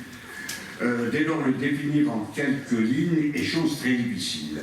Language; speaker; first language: French; native; French